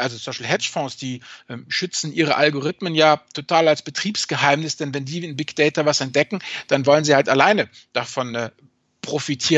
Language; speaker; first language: German; native; German